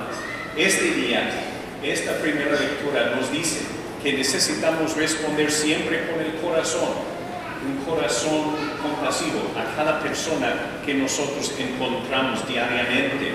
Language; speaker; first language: Spanish; non-native, fluent; English